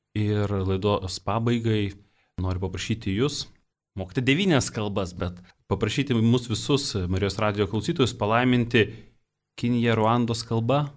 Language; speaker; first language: Lithuanian; native; Lithuanian